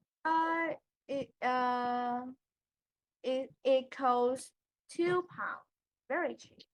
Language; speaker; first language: English; non-native, learner; Vietnamese